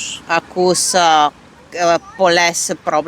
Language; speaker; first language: Greek; early bilingual, heritage; Italian